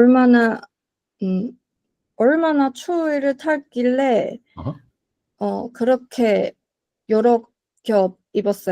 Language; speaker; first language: Korean; non-native, learner; Chinese